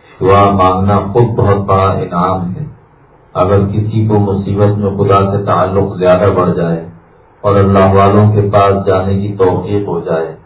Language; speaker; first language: Urdu; native; Urdu